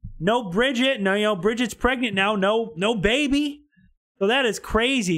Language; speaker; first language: English; native; English